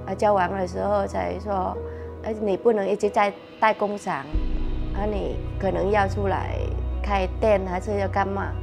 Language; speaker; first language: Chinese; non-native, fluent; Vietnamese